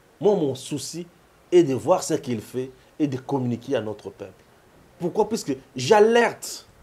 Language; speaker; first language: French; non-native, local second language; Lingala